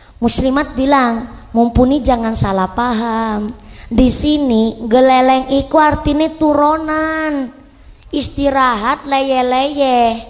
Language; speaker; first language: Indonesian; non-native, local second language; Javanese